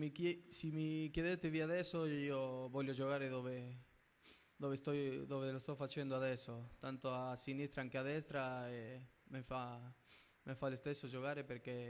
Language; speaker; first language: Italian; non-native, fluent; Spanish